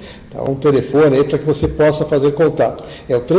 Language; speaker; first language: Portuguese; native; Portuguese